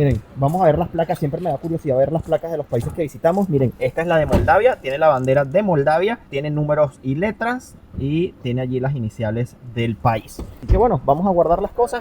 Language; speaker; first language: Spanish; native; Spanish